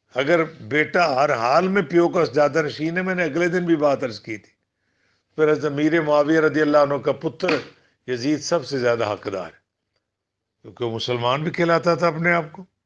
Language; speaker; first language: Urdu; non-native, local second language; Punjabi